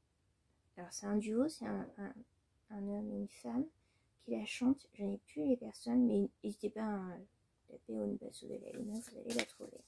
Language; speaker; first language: French; native; French